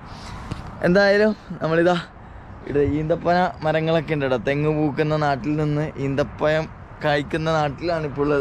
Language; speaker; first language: Malayalam; native; Malayalam